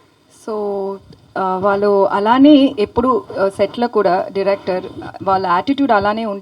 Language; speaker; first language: Telugu; non-native, local second language; Tamil